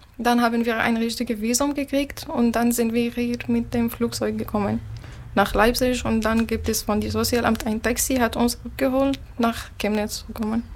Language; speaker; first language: German; non-native, learner; Arabic